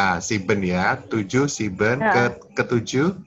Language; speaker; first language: German; non-native, fluent; Indonesian